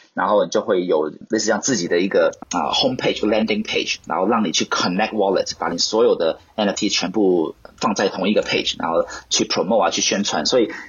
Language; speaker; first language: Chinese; non-native, local second language; Cantonese